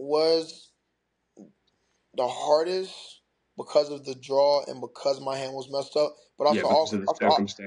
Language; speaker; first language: English; native; English